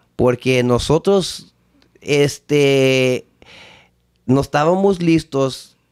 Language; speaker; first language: Spanish; early bilingual, heritage; Spanish